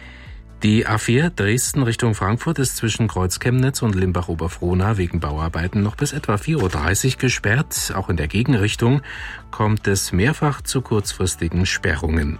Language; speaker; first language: German; native; German